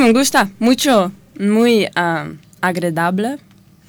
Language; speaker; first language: Spanish; non-native, learner; Italian